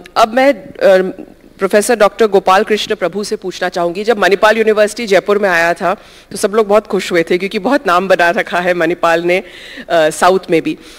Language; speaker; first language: Hindi; native; Hindi